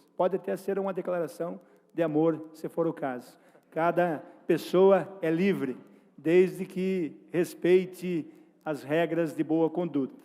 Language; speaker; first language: Portuguese; native; Portuguese